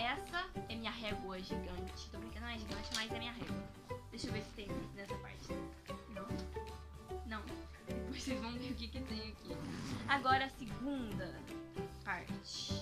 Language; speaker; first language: Portuguese; early bilingual, heritage; Portuguese